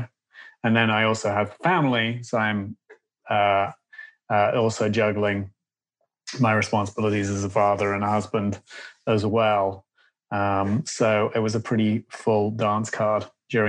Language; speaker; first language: English; native; English